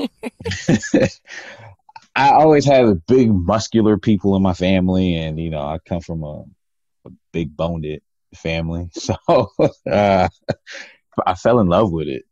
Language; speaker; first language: English; native; English